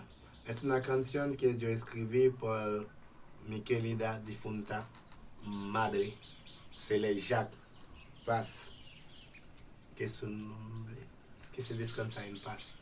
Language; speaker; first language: Spanish; non-native, fluent; Haitian Creole